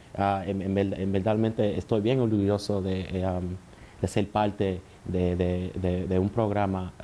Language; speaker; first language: Spanish; early bilingual, heritage; Spanish